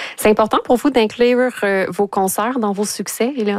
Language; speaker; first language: French; native; French